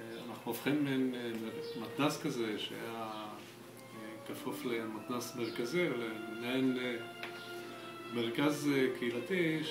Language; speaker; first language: Hebrew; native; Hebrew